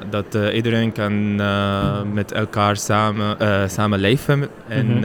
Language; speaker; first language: Dutch; non-native, learner; Arabic